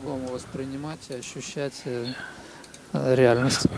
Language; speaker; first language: Russian; native; Russian